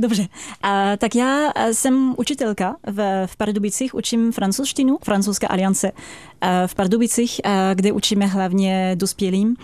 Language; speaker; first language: Czech; non-native, fluent; French